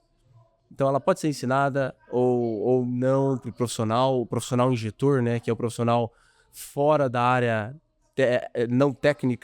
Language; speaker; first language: Portuguese; native; Portuguese